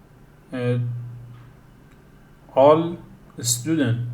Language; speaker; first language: English; non-native, learner; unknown